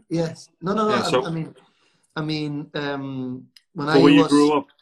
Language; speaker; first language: English; non-native, learner; Spanish